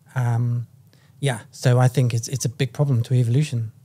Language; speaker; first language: English; native; English